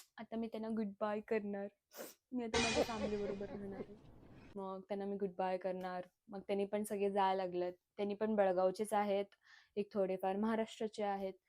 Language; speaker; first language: Marathi; non-native, local second language; Kannada